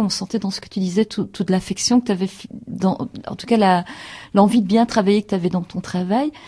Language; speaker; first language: French; native; French